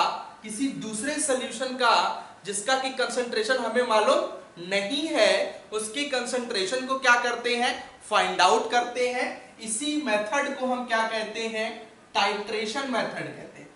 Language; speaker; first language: Hindi; native; Hindi